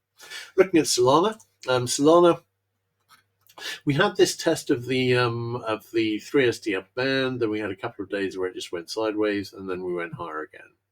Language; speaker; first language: English; native; English